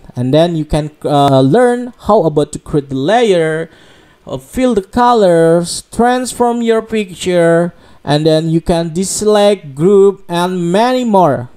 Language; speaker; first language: English; non-native, learner; Indonesian